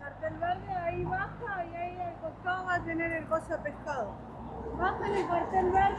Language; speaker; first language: Spanish; native; Spanish